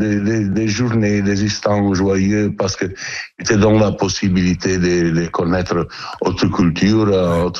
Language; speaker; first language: French; non-native, learner; Italian